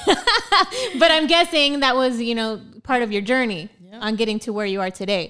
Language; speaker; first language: English; early bilingual, other home language; Spanish